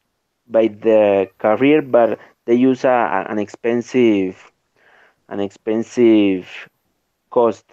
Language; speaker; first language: English; non-native, learner; Spanish